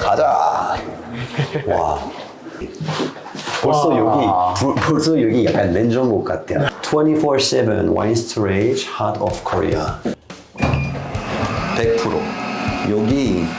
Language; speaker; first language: Korean; non-native, learner; French